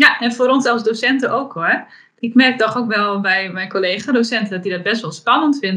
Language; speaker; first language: Dutch; native; Dutch